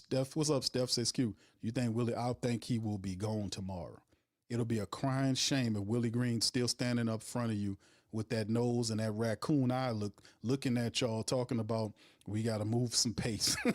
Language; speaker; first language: English; native; English